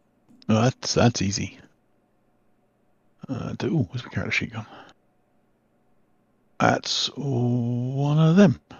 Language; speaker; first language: English; native; English